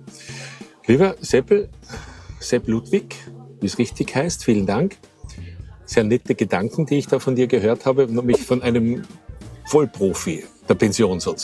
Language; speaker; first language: German; native; German